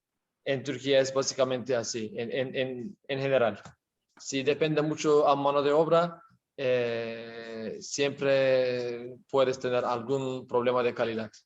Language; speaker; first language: Spanish; non-native, learner; Turkish